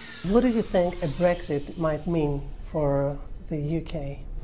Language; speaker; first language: English; non-native, fluent; Greek